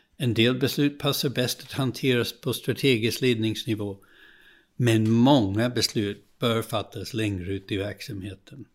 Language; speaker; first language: Swedish; non-native, fluent; English